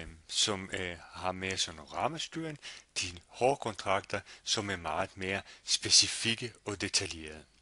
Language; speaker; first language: Danish; non-native, fluent; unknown